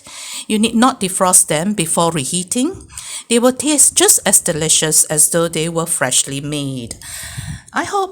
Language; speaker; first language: English; native; English